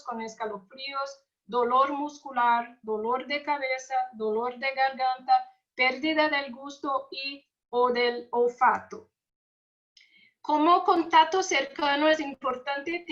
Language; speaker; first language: Spanish; non-native, learner; Portuguese